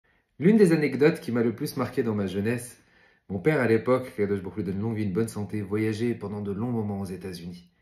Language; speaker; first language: French; native; French